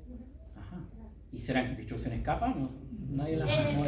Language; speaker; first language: Spanish; native; Spanish